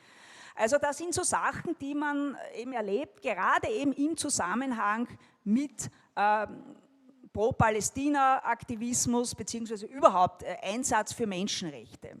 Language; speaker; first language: German; native; German